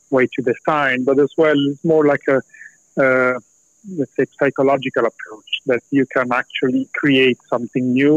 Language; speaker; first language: English; non-native, fluent; Italian